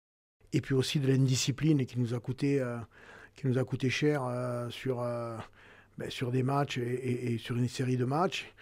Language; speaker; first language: French; native; French